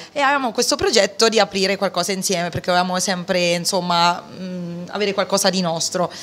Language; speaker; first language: Italian; native; Italian